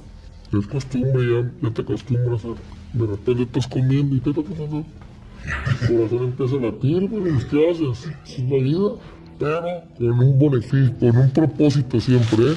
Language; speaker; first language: Spanish; native; Spanish